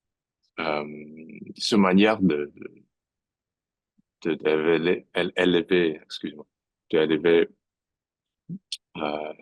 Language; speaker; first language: French; non-native, fluent; English